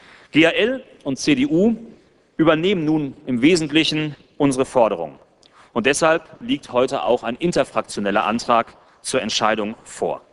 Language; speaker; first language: German; native; German